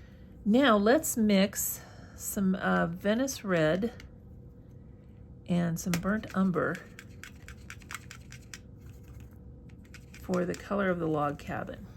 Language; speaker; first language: English; native; English